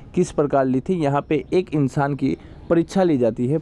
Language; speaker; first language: Hindi; non-native, local second language; Assamese